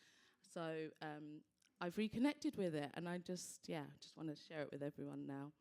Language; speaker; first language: English; native; English